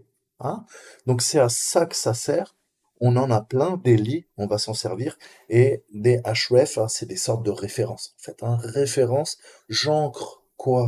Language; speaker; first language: French; native; French